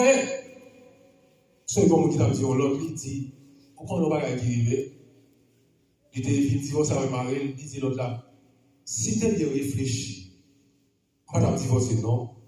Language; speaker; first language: French; non-native, local second language; Haitian Creole